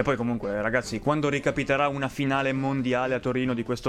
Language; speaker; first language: Italian; native; Italian